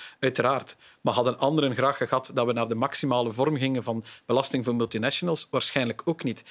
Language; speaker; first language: Dutch; native; Dutch